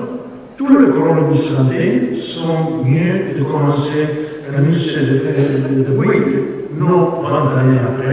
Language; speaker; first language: French; non-native, learner; Spanish